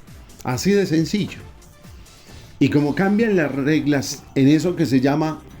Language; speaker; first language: Spanish; native; Spanish